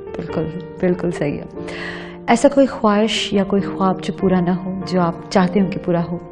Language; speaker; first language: Urdu; native; Urdu